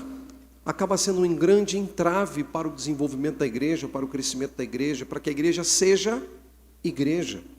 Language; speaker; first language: Portuguese; native; Portuguese